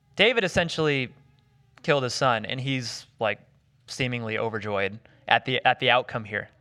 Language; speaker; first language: English; native; English